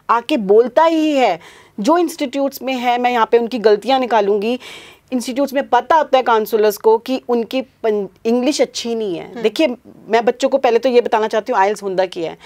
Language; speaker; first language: Hindi; non-native, local second language; Punjabi